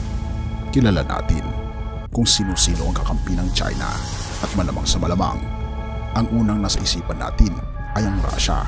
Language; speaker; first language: Filipino; native; Filipino